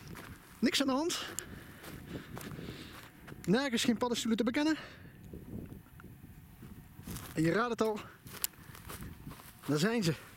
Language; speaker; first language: Dutch; native; Dutch